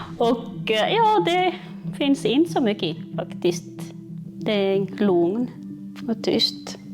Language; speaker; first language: Swedish; non-native, learner; Malagasy